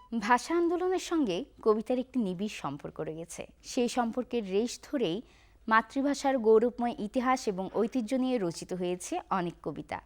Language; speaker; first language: Bangla; native; Bangla